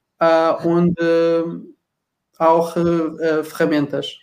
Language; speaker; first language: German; non-native, learner; Portuguese